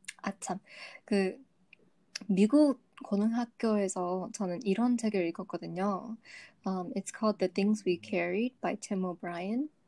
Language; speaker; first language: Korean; non-native, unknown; Vietnamese